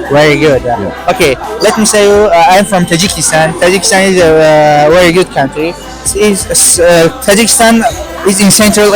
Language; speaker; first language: English; non-native, learner; Persian